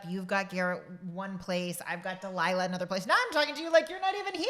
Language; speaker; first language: English; native; English